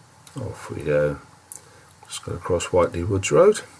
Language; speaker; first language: English; native; English